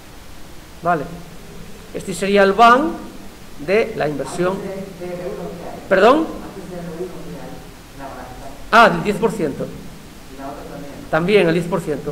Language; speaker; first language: Spanish; native; Spanish